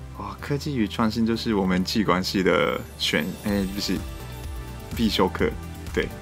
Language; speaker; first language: Chinese; non-native, fluent; Japanese